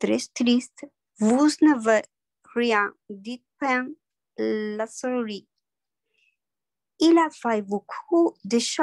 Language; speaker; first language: French; non-native, learner; Spanish